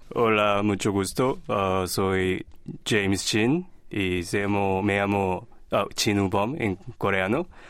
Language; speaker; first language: Spanish; non-native, fluent; Korean